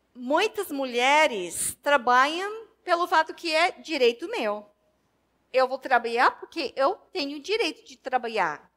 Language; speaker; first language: Portuguese; non-native, fluent; English